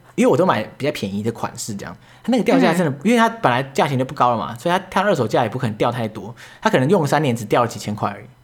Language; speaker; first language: Chinese; native; Chinese